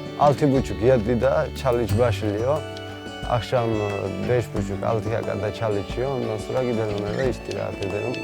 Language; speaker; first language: Turkish; non-native, learner; Georgian